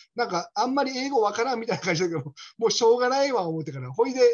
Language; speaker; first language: Japanese; native; Japanese